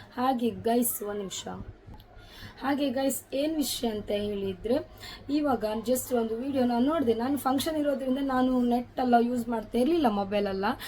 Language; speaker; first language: Kannada; non-native, local second language; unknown